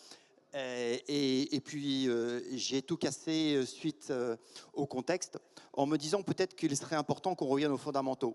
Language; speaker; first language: French; native; French